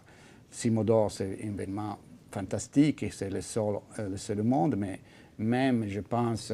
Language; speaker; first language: French; non-native, fluent; Italian